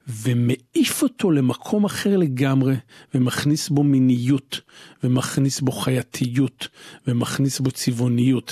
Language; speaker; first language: Hebrew; native; Hebrew